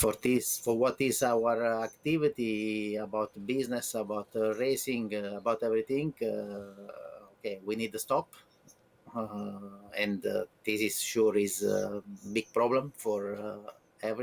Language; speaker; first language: English; non-native, learner; Italian